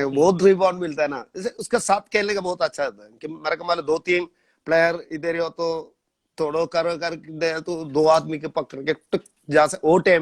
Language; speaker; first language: Hindi; non-native, local second language; Malayalam